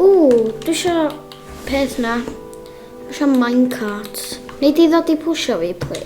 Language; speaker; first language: Welsh; native; Welsh